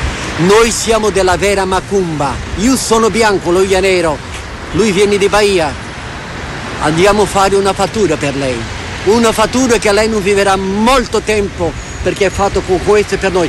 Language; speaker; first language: Italian; non-native, fluent; Portuguese